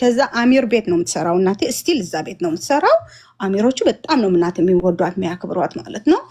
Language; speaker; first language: Amharic; non-native, fluent; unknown